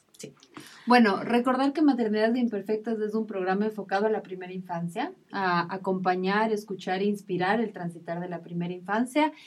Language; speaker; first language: Spanish; native; Spanish